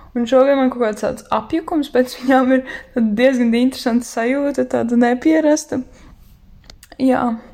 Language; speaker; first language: Latvian; native; Latvian